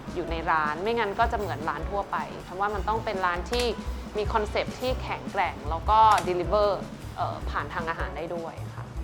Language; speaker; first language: Thai; early bilingual, other home language; Chinese